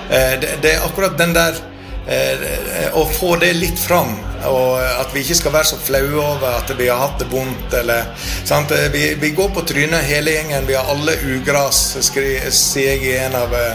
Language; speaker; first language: Norwegian; native; Norwegian